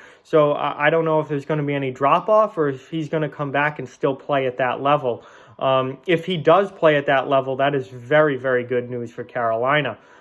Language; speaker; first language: English; native; English